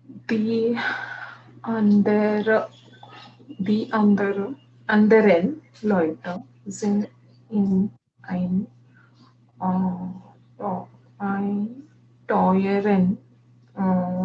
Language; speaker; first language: German; non-native, learner; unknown